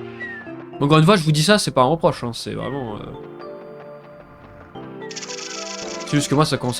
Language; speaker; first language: French; native; French